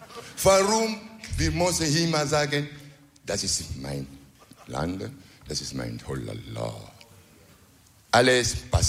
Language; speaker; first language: German; non-native, learner; French